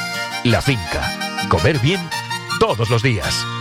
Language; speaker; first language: Spanish; native; Spanish